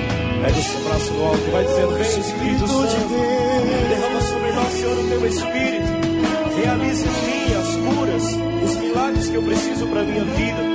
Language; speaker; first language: Portuguese; native; Portuguese